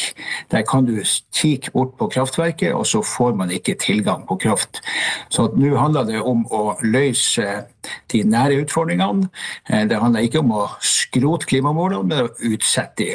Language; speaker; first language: Norwegian; native; Norwegian